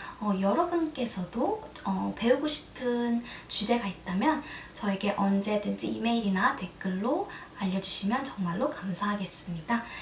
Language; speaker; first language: Korean; early bilingual, heritage; Korean